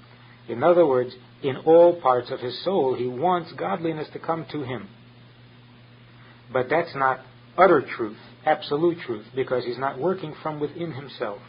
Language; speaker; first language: English; native; English